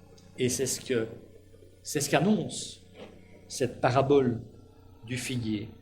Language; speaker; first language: French; native; French